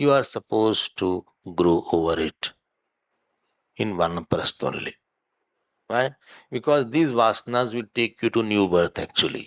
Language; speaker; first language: English; non-native, local second language; Hindi